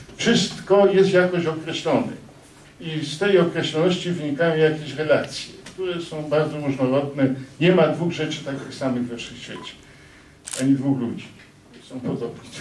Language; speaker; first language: Polish; native; Polish